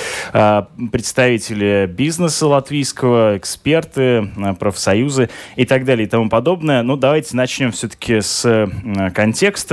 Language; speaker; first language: Russian; native; Russian